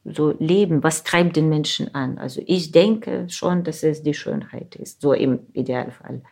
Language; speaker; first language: German; non-native, fluent; Ukrainian